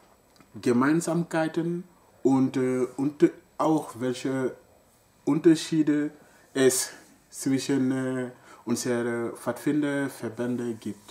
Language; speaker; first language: German; non-native, local second language; French